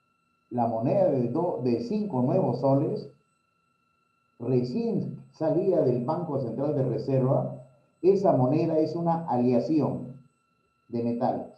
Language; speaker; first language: Spanish; native; Spanish